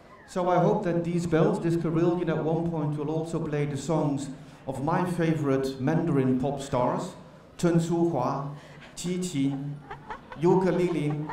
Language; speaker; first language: English; non-native, fluent; Dutch